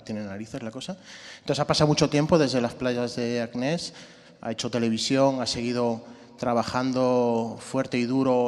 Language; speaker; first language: Spanish; native; Spanish